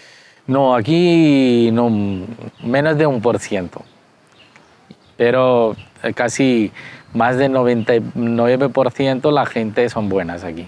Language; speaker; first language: Spanish; non-native, fluent; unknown